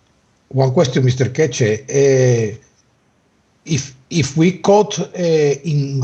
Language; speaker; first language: English; non-native, learner; Spanish